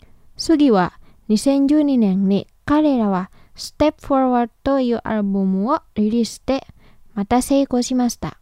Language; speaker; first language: Japanese; non-native, fluent; Indonesian